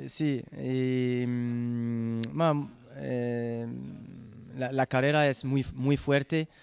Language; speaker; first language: Spanish; non-native, learner; French